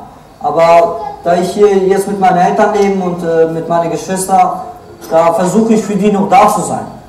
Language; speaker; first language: German; early bilingual, other home language; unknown